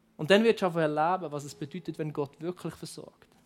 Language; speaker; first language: German; native; German